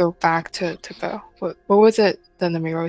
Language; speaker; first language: English; native; English